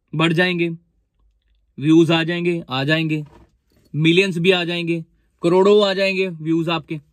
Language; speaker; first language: Hindi; non-native, local second language; Punjabi